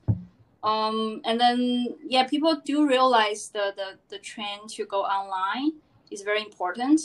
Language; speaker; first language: English; non-native, fluent; Chinese